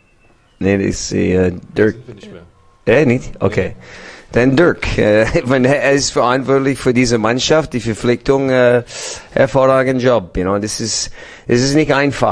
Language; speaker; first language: German; non-native, fluent; English